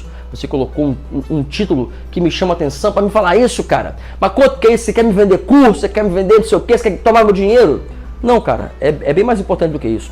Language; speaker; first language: Portuguese; native; Portuguese